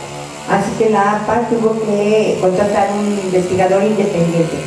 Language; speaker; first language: Spanish; native; Spanish